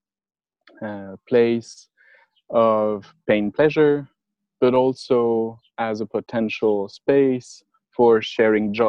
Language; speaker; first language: English; non-native, fluent; French